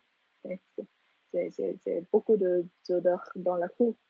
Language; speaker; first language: French; non-native, fluent; Vietnamese